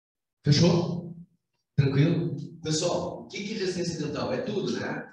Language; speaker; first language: Portuguese; native; Portuguese